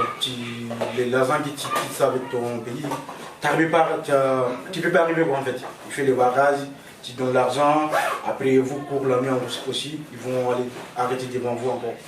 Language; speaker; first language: French; non-native, local second language; Soninke